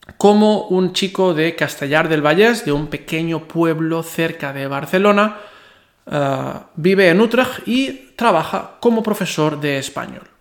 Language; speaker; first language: Spanish; non-native, local second language; Catalan